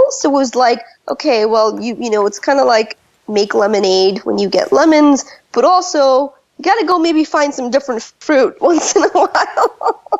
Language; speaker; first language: English; early bilingual, other home language; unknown